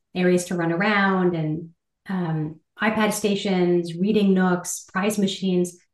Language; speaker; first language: English; native; English